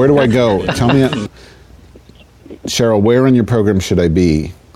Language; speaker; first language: English; native; English